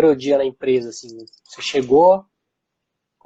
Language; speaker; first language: Portuguese; native; Portuguese